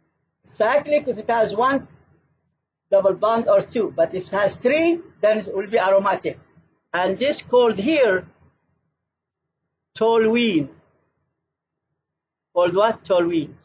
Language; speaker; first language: English; non-native, fluent; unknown